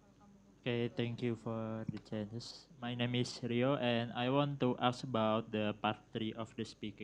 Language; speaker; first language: English; non-native, learner; Indonesian